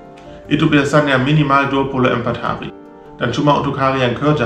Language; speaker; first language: Indonesian; non-native, learner; German